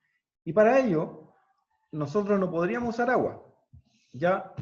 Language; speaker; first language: Spanish; native; Spanish